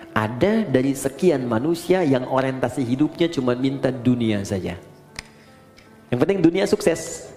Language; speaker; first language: Indonesian; native; Indonesian